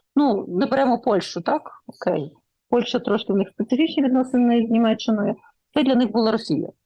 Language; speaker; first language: Ukrainian; native; Ukrainian